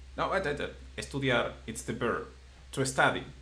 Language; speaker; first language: English; non-native, fluent; Spanish